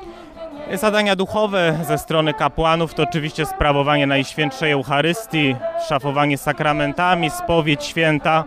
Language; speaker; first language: Polish; native; Polish